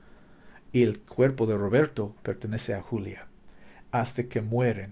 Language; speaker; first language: Spanish; non-native, learner; English